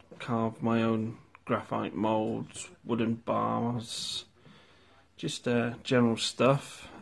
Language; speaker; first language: English; native; English